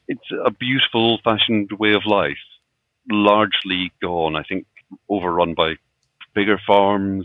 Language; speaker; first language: English; native; English